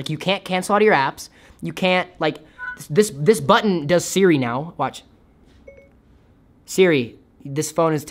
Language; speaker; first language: English; native; English